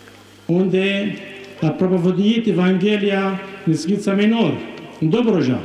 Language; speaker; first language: Romanian; non-native, fluent; Arabic